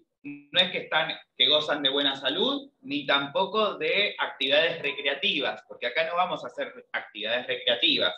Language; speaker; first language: Spanish; native; Spanish